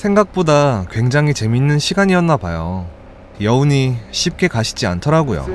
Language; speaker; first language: Korean; native; Korean